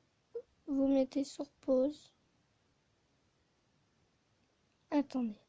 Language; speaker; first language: French; native; French